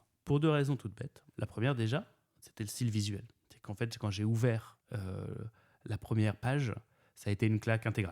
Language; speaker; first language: French; native; French